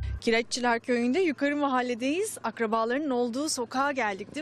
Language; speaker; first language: Turkish; native; Turkish